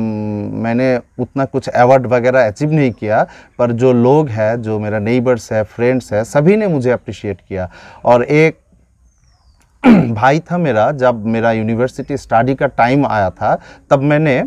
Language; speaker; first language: Hindi; non-native, fluent; Bangla